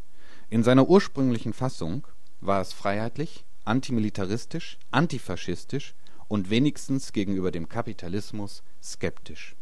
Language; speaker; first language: German; native; German